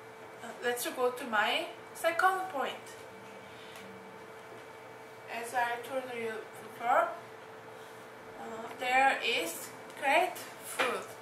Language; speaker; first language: English; non-native, learner; Korean